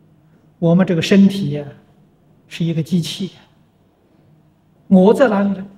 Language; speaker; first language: Chinese; native; Chinese